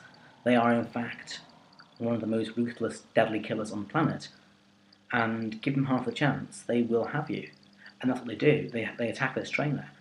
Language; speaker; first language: English; native; English